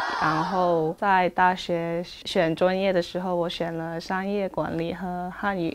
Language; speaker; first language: Chinese; non-native, fluent; Cantonese